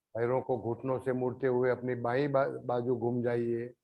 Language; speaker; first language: Hindi; non-native, local second language; Gujarati